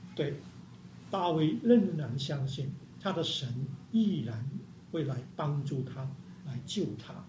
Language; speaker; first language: Chinese; non-native, local second language; Cantonese